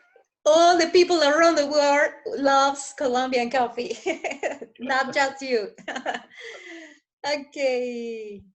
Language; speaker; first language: English; non-native, fluent; Spanish